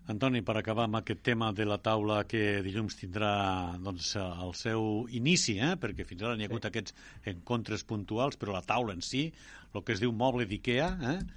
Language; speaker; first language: Catalan; native; Catalan